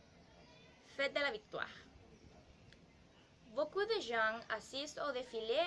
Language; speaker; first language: French; non-native, learner; Spanish